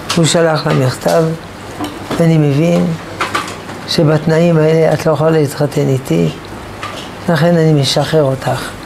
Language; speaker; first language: Hebrew; non-native, fluent; French